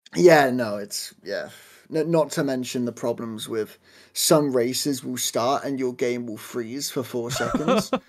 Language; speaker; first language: English; native; English